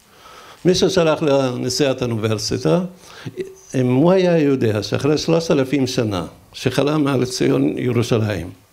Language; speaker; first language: Hebrew; non-native, local second language; Arabic